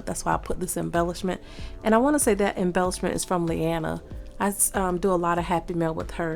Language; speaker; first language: English; native; English